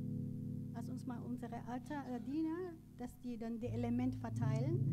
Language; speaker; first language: German; non-native, learner; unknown